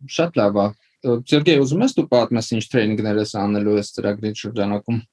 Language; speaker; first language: Armenian; native; Armenian